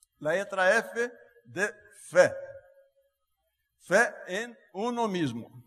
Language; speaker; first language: Spanish; non-native, fluent; Portuguese